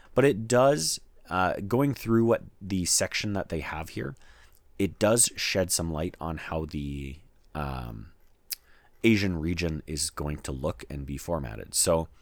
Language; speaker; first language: English; native; English